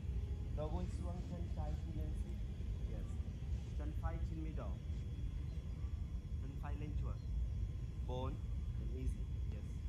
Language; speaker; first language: Vietnamese; non-native, learner; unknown